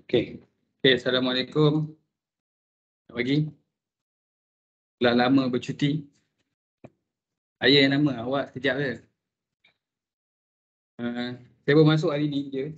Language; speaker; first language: Malay; native; Malay